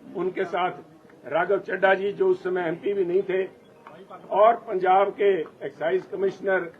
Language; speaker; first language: Hindi; non-native, local second language; Punjabi